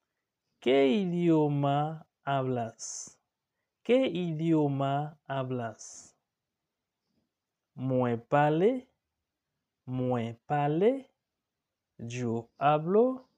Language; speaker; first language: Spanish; non-native, learner; Haitian Creole